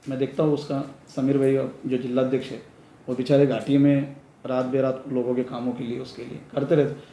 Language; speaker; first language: Hindi; non-native, local second language; Urdu